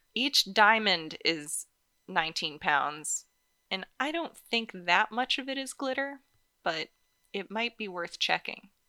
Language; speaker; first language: English; native; English